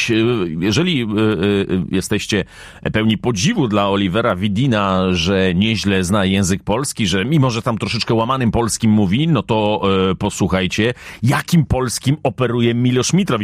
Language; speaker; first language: Polish; native; Polish